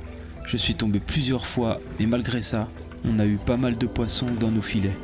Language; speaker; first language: French; native; French